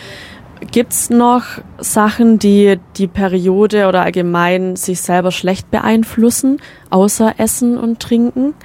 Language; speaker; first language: German; native; German